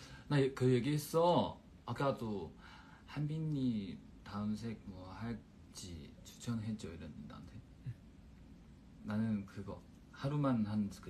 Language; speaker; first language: Korean; non-native, fluent; Chinese